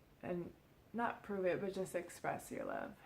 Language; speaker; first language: English; native; English